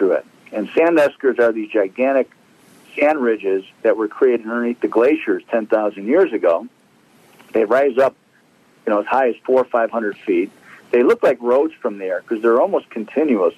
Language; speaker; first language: English; native; English